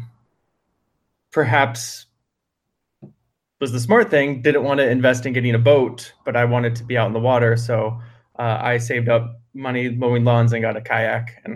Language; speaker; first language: English; native; English